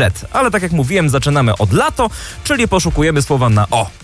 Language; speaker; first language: Polish; native; Polish